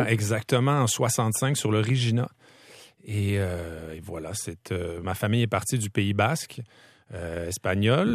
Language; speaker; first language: French; native; French